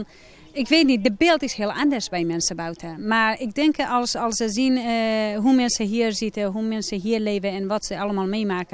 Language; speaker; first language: Dutch; non-native, fluent; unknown